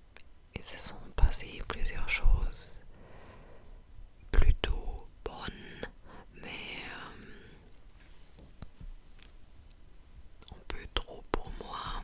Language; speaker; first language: French; non-native, fluent; English